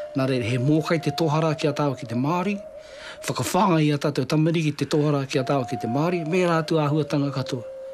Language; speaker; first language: Māori; native; Māori